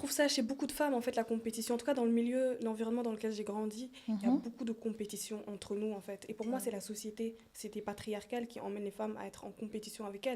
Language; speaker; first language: French; native; French